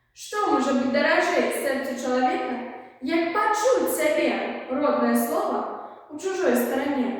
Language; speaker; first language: Belarusian; native; Belarusian